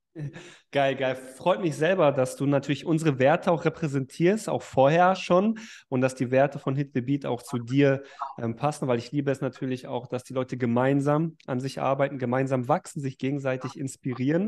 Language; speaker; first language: German; native; German